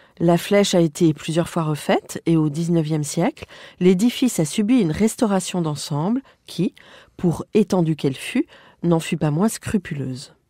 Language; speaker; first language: French; native; French